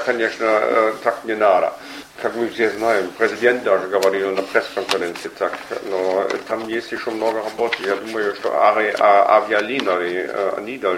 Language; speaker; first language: Russian; non-native, fluent; German